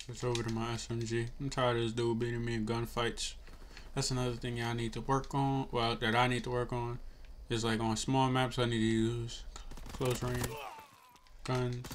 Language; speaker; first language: English; native; English